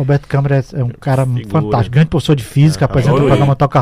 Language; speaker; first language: Portuguese; native; Portuguese